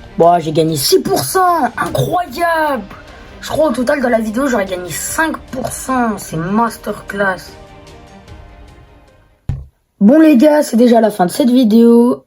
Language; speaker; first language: French; native; French